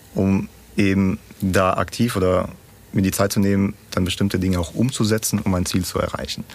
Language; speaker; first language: German; early bilingual, other home language; Russian